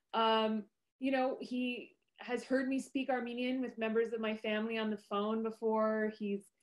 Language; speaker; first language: English; native; English